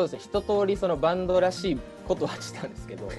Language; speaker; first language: Japanese; native; Japanese